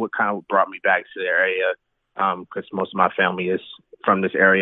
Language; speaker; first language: English; native; English